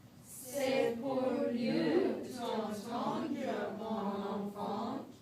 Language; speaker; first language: French; non-native, learner; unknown